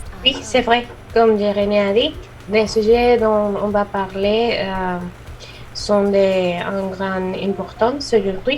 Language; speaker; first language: French; non-native, learner; Spanish